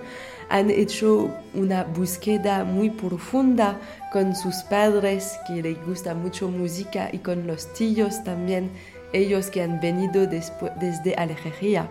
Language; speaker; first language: Spanish; non-native, fluent; French